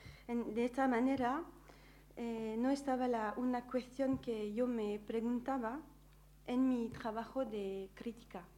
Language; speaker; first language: Spanish; non-native, learner; French